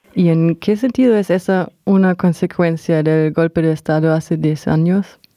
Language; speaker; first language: Spanish; non-native, fluent; German